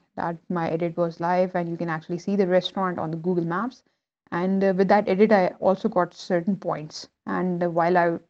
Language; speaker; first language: English; non-native, local second language; Urdu